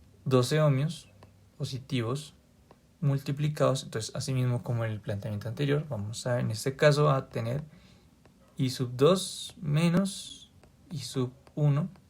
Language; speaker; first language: Spanish; native; Spanish